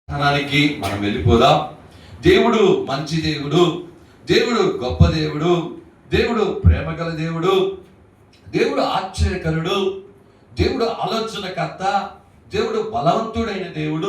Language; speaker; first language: Telugu; native; Telugu